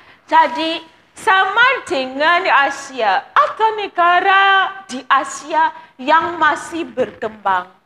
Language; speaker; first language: Indonesian; non-native, fluent; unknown